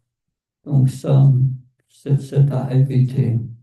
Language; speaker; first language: French; non-native, fluent; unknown